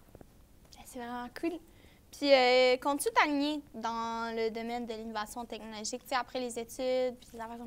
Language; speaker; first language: French; native; French